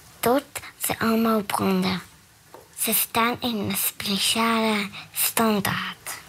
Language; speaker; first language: Dutch; early bilingual, other home language; Hebrew